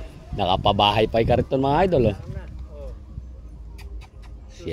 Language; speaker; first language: Filipino; native; Filipino